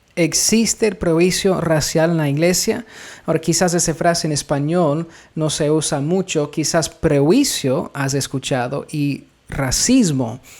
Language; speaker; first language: Spanish; non-native, fluent; English